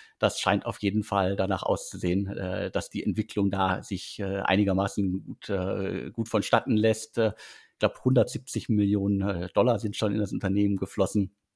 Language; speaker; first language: German; native; German